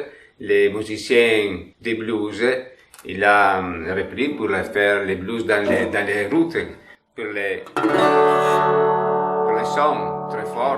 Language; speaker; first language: French; non-native, learner; Italian